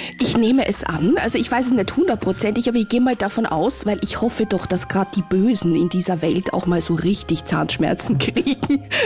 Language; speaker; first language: German; native; German